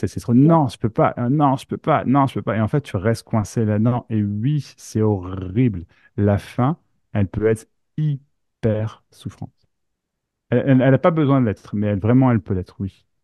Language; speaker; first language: French; native; French